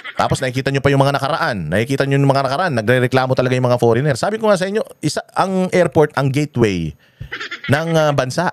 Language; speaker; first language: Filipino; native; Filipino